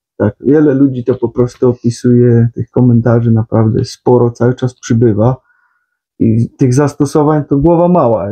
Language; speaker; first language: Polish; native; Polish